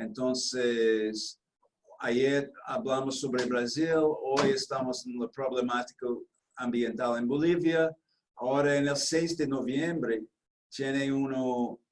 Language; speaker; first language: Spanish; non-native, fluent; Portuguese